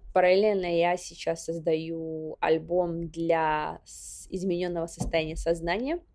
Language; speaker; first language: Russian; non-native, local second language; Yakut